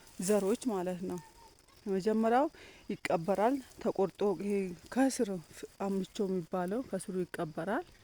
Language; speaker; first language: Amharic; non-native, local second language; Oromo